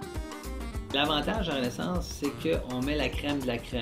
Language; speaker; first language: French; native; French